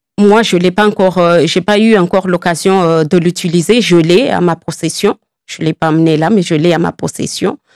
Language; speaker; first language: French; non-native, local second language; Comorian